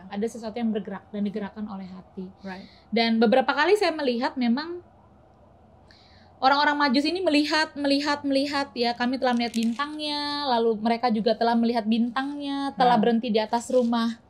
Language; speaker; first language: Indonesian; native; Indonesian